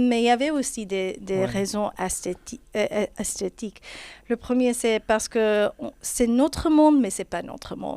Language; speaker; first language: French; non-native, fluent; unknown